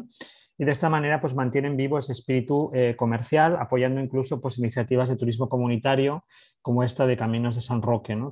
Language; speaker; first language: Spanish; native; Spanish